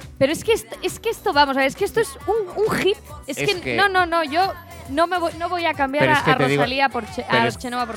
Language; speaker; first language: Spanish; native; Spanish